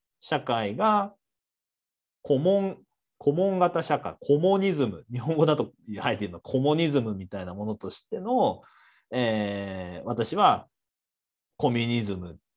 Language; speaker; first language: Japanese; native; Japanese